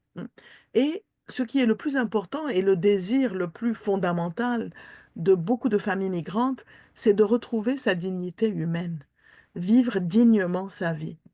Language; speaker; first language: French; non-native, local second language; Armenian